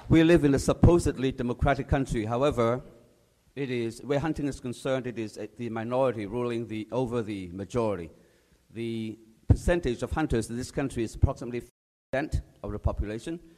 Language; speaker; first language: English; native; English